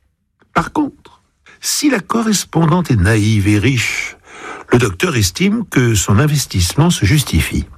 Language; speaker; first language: French; native; French